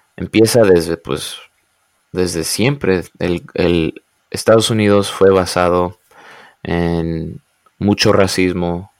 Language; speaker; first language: Spanish; early bilingual, heritage; Spanish